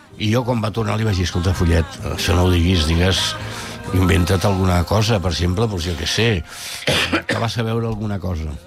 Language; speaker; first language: Catalan; native; Catalan